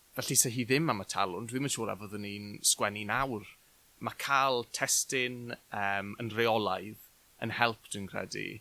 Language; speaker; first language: Welsh; native; Welsh